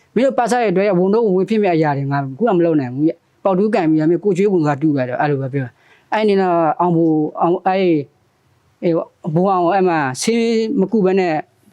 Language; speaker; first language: Burmese; non-native, local second language; Karen languages